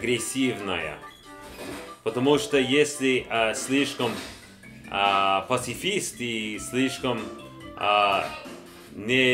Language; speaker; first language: Russian; non-native, learner; English